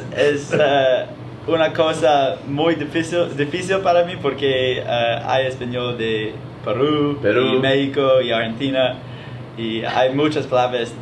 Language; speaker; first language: Spanish; non-native, learner; English